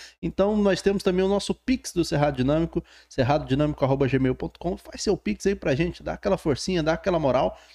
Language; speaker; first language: Portuguese; native; Portuguese